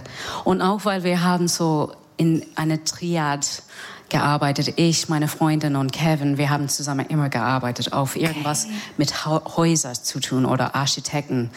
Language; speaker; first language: German; non-native, learner; English